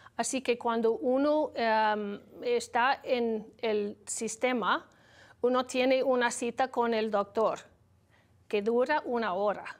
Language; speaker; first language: Spanish; non-native, learner; English